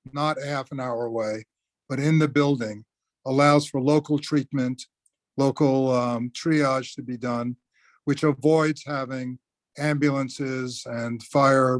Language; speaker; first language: English; native; English